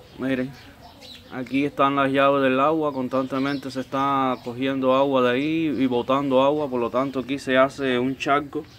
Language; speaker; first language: Spanish; native; Spanish